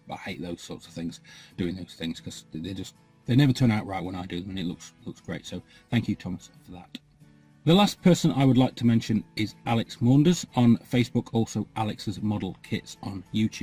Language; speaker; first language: English; native; English